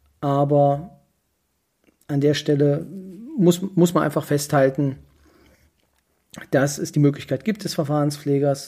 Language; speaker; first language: German; native; German